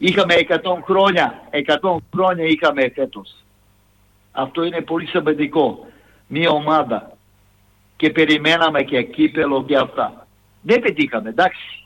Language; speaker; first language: Greek; non-native, fluent; Serbian